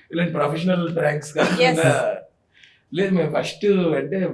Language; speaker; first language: Telugu; native; Telugu